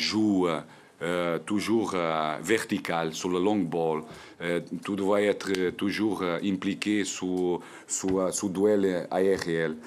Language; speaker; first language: French; non-native, learner; Portuguese